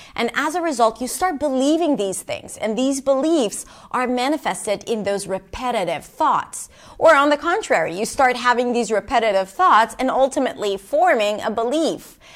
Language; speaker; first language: English; non-native, fluent; Hebrew